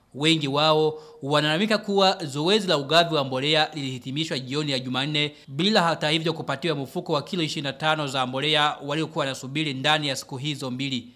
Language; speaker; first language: Swahili; non-native, local second language; Rundi